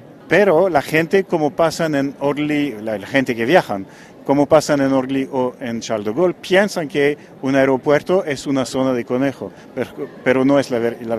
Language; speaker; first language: Spanish; non-native, fluent; French